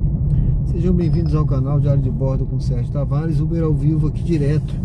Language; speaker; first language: Portuguese; native; Portuguese